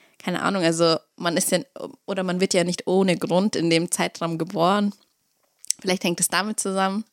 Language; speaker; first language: German; early bilingual, other home language; Russian